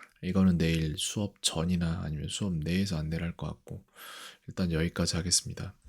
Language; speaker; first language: Korean; native; Korean